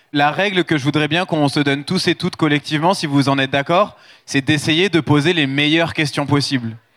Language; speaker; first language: French; native; French